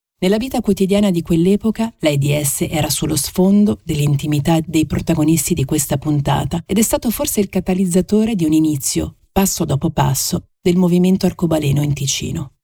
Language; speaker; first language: Italian; native; Italian